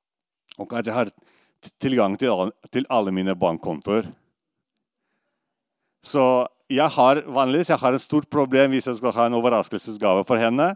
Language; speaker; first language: Swedish; non-native, fluent; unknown